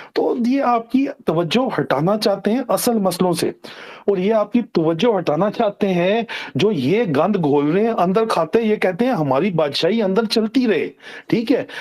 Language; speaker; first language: Urdu; non-native, local second language; Punjabi